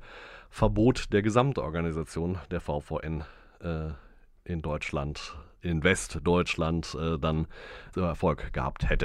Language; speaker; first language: German; native; German